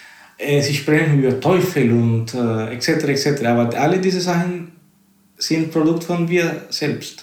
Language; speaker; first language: German; non-native, fluent; Spanish